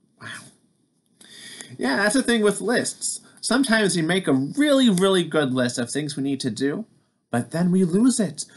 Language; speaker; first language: English; native; English